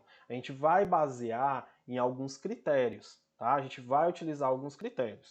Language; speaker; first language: Portuguese; native; Portuguese